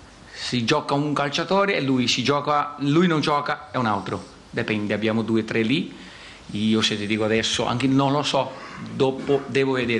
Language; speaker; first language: Italian; non-native, fluent; Portuguese